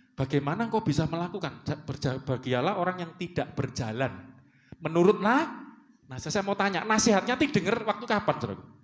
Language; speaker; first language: Indonesian; native; Indonesian